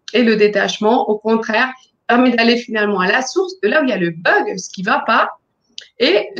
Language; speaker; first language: French; non-native, fluent; Spanish